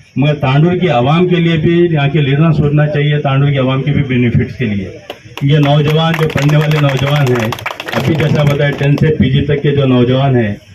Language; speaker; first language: Hindi; non-native, local second language; Urdu